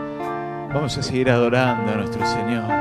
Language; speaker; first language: Spanish; native; Spanish